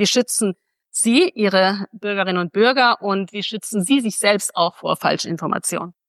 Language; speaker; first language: German; native; German